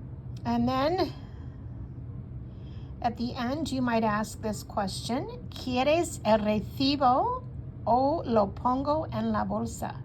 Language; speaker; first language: Spanish; non-native, fluent; English